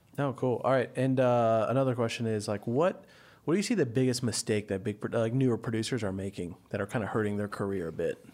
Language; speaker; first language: English; native; English